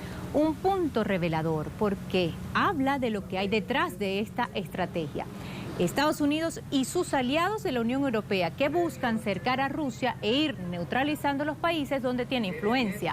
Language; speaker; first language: Spanish; native; Spanish